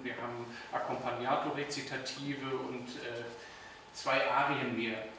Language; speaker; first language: German; native; German